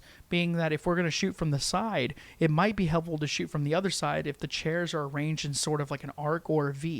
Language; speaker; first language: English; native; English